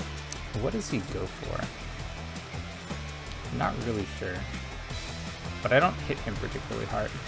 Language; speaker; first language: English; native; English